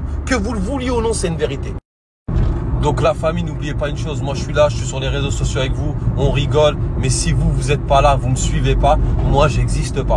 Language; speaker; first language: French; native; French